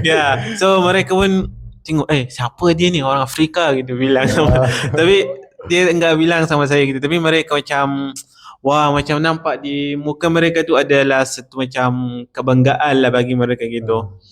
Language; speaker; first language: Indonesian; non-native, learner; Arabic